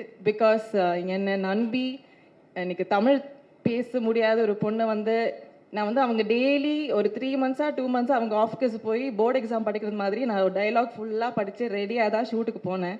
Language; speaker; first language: Tamil; non-native, learner; Malayalam